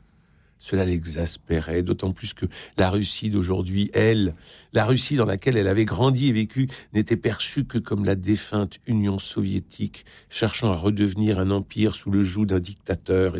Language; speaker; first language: French; native; French